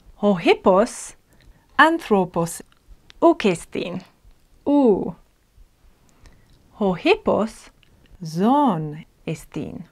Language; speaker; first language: Greek; non-native, fluent; English